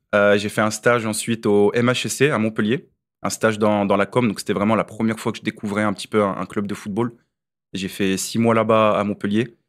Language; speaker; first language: French; native; French